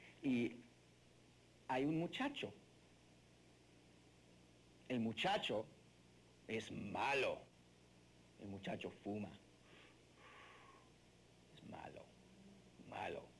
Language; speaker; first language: Spanish; non-native, fluent; English